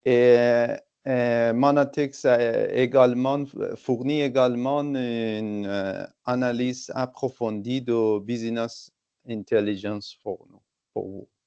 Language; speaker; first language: French; non-native, fluent; Persian